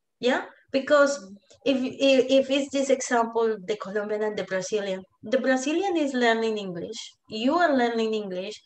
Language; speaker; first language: English; non-native, fluent; Spanish